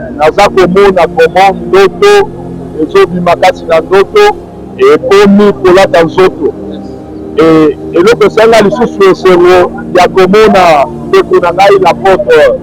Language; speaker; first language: Lingala; native; Lingala